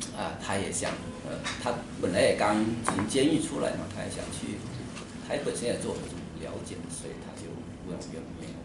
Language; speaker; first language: Chinese; native; Chinese